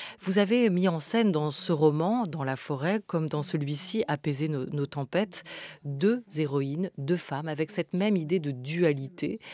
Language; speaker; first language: French; native; French